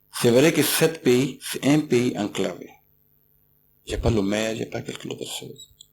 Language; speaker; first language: French; non-native, learner; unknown